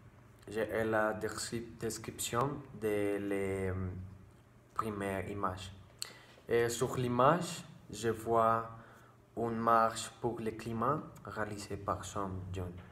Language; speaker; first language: French; non-native, learner; Spanish